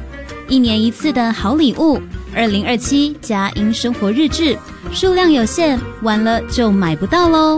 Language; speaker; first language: Chinese; native; Chinese